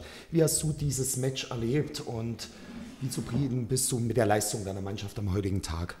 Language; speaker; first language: German; native; German